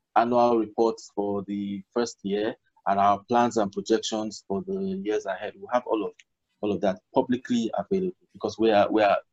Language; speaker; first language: English; non-native, local second language; Yoruba